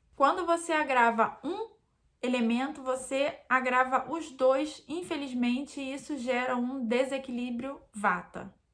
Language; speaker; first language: Portuguese; native; Portuguese